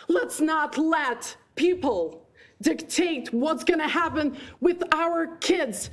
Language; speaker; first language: English; non-native, fluent; Ukrainian